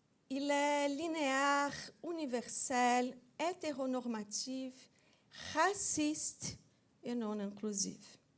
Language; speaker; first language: French; non-native, fluent; Portuguese